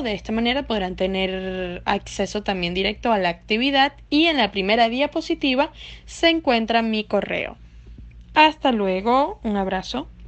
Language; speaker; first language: Spanish; native; Spanish